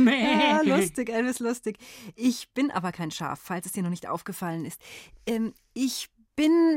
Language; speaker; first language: German; native; German